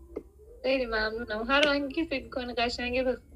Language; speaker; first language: Persian; native; Persian